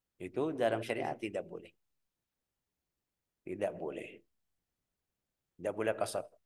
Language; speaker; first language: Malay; non-native, fluent; Arabic